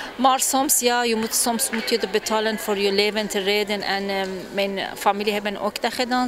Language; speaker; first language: Dutch; non-native, fluent; Persian